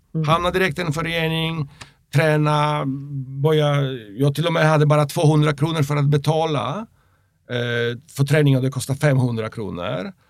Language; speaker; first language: Swedish; non-native, fluent; Polish